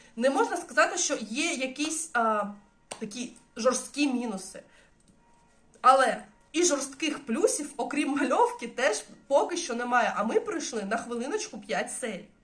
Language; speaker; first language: Ukrainian; non-native, local second language; Russian